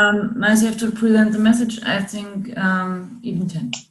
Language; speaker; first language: English; non-native, learner; German